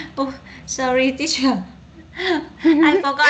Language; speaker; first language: English; non-native, learner; Vietnamese